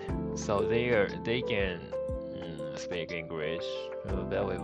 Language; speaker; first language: English; non-native, learner; Japanese